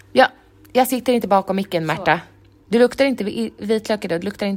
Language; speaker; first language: Swedish; native; Swedish